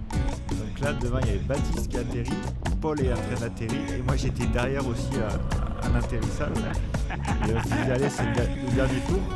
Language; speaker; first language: French; native; French